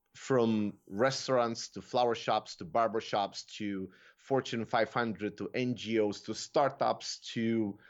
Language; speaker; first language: English; non-native, fluent; Romanian